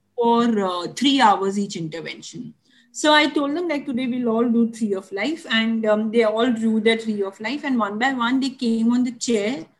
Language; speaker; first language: English; non-native, local second language; Tulu